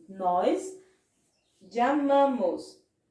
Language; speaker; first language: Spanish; non-native, fluent; Portuguese